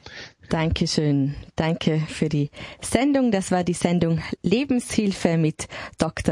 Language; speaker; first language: German; native; German